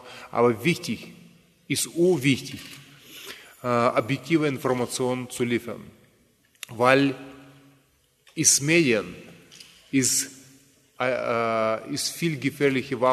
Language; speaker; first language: German; non-native, fluent; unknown